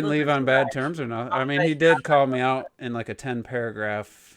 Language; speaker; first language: English; native; English